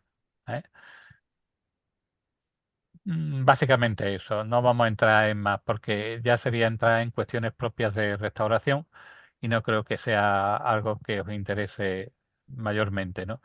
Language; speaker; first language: Spanish; native; Spanish